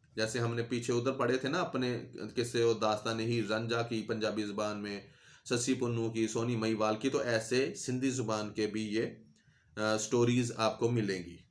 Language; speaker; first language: Urdu; non-native, local second language; Punjabi